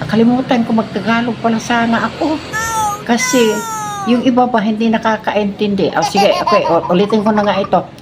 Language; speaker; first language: Filipino; non-native, local second language; Cebuano